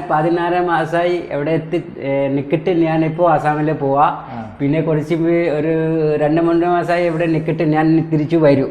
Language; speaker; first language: Malayalam; non-native, learner; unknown